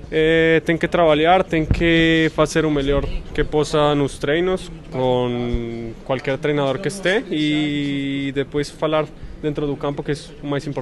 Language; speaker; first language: Portuguese; non-native, fluent; Spanish